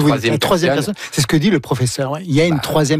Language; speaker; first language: French; native; French